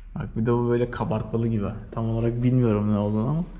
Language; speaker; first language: Turkish; native; Turkish